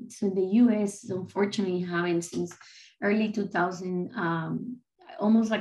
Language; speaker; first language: English; non-native, fluent; Spanish